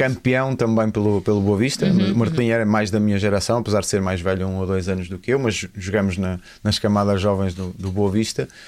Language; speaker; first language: Portuguese; native; Portuguese